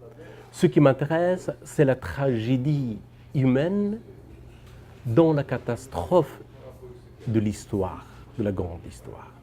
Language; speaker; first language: French; non-native, fluent; Persian